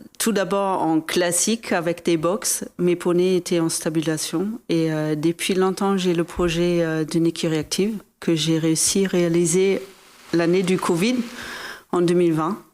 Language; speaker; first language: French; non-native, fluent; German